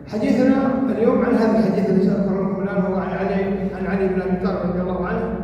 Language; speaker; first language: Arabic; native; Arabic